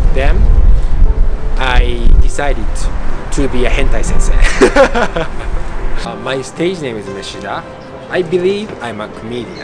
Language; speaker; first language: English; non-native, fluent; Japanese